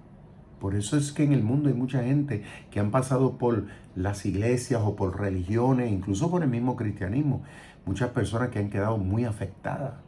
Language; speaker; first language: Spanish; native; Spanish